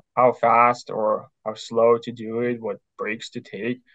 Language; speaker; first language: English; non-native, fluent; Ukrainian